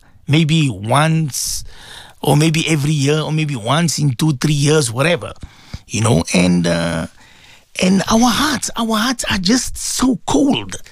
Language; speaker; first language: English; native; English